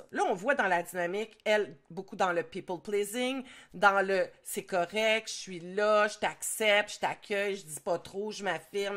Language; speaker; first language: French; native; French